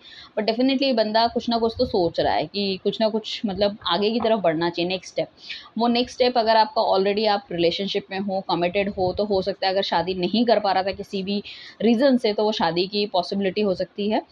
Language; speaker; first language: Hindi; native; Hindi